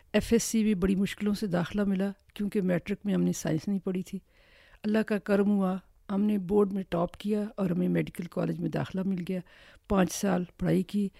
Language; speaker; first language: Urdu; native; Urdu